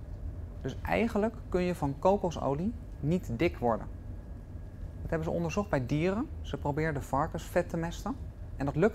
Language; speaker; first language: Dutch; native; Dutch